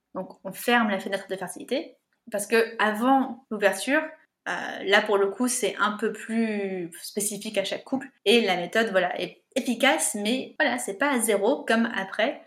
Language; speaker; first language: French; native; French